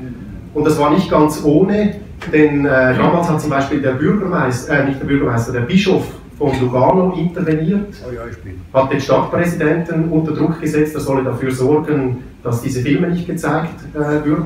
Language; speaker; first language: German; native; German